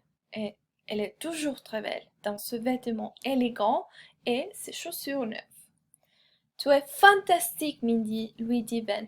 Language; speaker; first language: French; non-native, fluent; Spanish